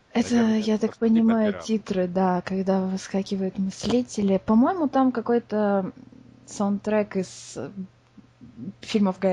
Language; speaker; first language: Russian; native; Russian